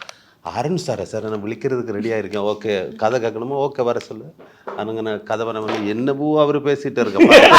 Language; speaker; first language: Tamil; non-native, learner; Malayalam